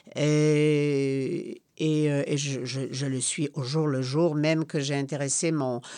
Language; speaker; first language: French; non-native, fluent; Polish